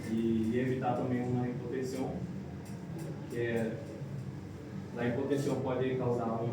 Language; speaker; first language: Portuguese; non-native, learner; Spanish